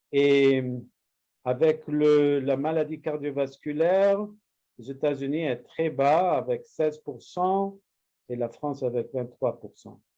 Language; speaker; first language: French; non-native, learner; Spanish